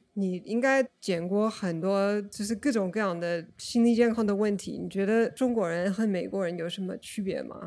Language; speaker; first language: Chinese; non-native, fluent; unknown